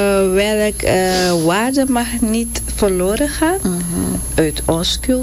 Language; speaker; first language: Dutch; non-native, local second language; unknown